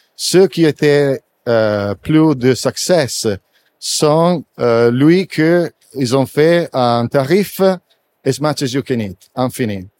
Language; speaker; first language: French; non-native, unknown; Italian